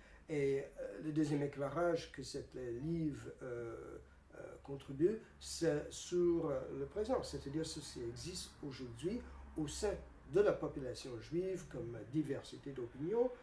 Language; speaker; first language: French; non-native, fluent; English